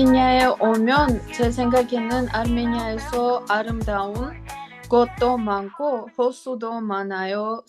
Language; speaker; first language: Korean; non-native, learner; Armenian